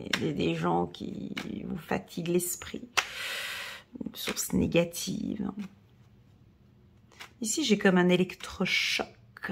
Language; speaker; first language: French; native; French